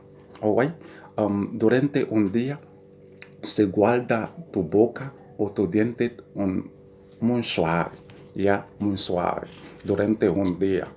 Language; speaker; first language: Spanish; non-native, learner; Haitian Creole